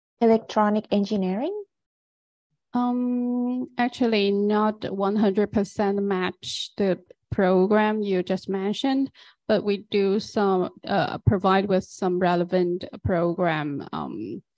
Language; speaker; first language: English; non-native, fluent; Chinese